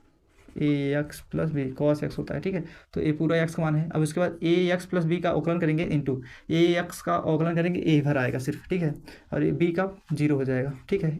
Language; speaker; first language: Hindi; native; Hindi